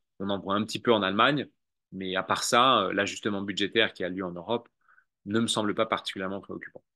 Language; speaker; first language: French; native; French